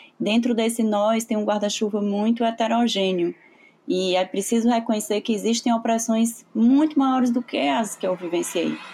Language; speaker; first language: Portuguese; native; Portuguese